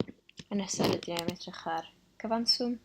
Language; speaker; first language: Welsh; non-native, local second language; English